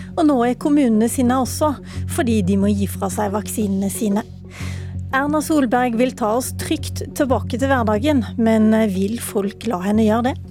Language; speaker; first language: Norwegian; native; Norwegian